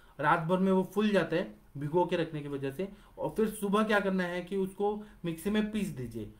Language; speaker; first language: Hindi; non-native, local second language; Marathi